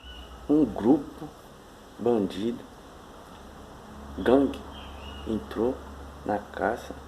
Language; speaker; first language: Portuguese; non-native, fluent; Haitian Creole